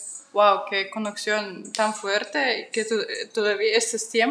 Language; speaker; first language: Spanish; non-native, fluent; Russian